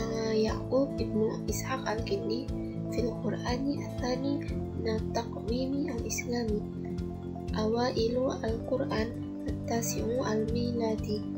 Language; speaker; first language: Arabic; non-native, learner; Indonesian